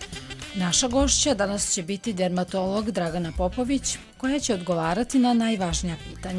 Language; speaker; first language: Croatian; native; Croatian